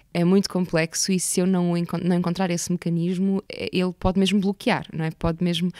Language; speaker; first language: Portuguese; native; Portuguese